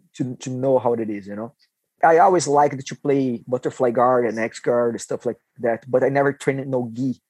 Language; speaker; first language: English; non-native, fluent; Portuguese